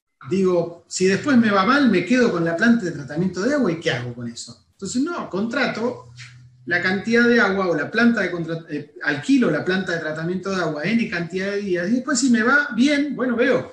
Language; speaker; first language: Spanish; native; Spanish